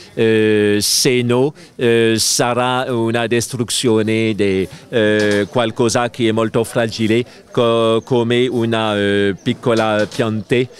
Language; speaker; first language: Italian; non-native, learner; French